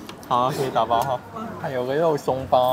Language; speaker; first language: Chinese; native; Chinese